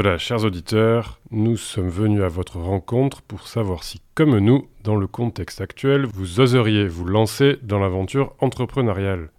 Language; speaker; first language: French; native; French